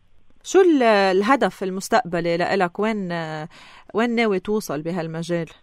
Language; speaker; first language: Arabic; native; Arabic